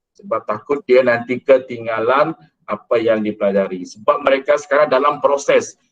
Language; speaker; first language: Malay; non-native, local second language; Iban